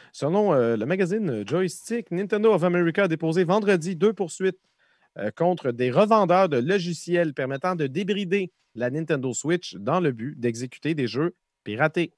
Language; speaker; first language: French; native; French